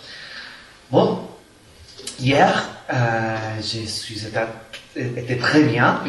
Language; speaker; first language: French; non-native, fluent; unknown